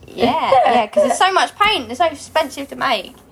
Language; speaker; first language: English; native; English